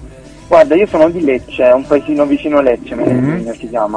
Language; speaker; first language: Italian; native; Italian